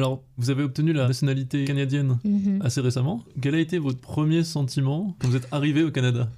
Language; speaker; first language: French; native; French